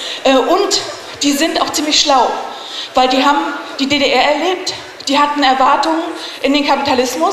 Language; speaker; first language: German; native; German